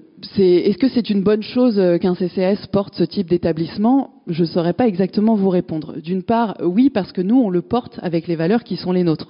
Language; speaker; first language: French; native; French